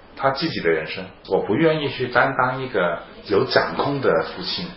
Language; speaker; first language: Chinese; non-native, fluent; Cantonese